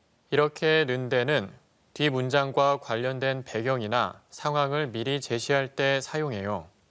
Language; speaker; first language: Korean; native; Korean